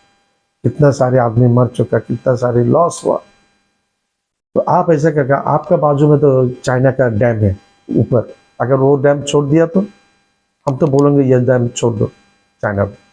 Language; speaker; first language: Hindi; non-native, learner; Bangla